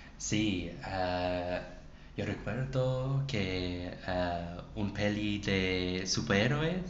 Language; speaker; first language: Spanish; non-native, learner; English